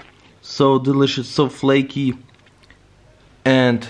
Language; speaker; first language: English; non-native, learner; Bosnian